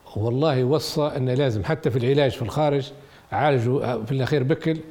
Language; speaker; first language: Arabic; native; Arabic